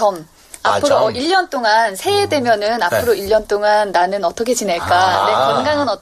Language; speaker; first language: Korean; native; Korean